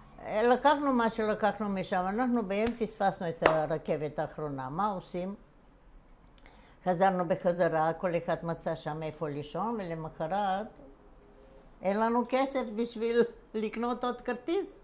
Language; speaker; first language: Hebrew; non-native, fluent; Bulgarian